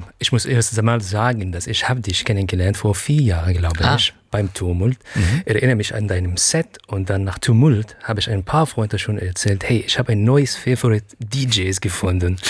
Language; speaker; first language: German; non-native, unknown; Arabic